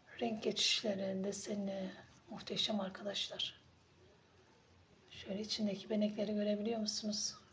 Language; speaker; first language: Turkish; native; Turkish